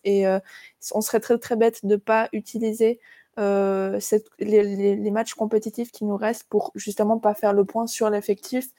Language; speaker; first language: French; native; French